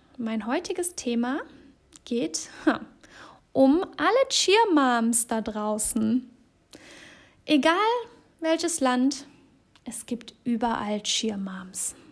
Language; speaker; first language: German; native; German